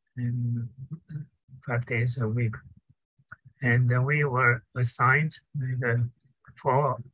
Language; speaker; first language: English; non-native, fluent; Chinese